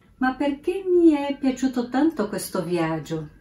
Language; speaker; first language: Italian; non-native, learner; Portuguese